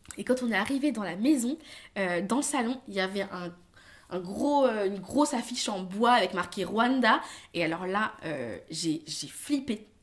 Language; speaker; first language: French; early bilingual, other home language; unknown